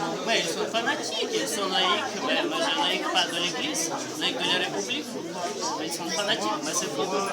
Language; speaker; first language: French; non-native, learner; Russian